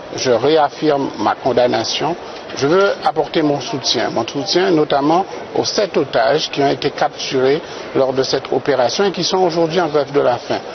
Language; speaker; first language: French; native; French